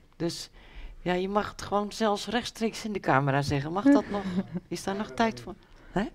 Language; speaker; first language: Dutch; native; Dutch